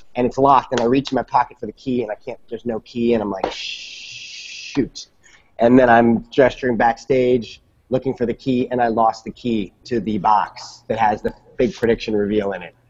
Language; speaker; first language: English; native; English